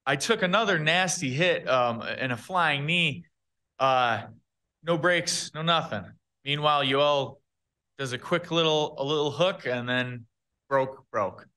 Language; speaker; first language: English; native; English